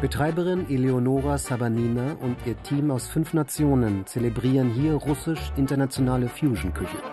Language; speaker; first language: German; native; German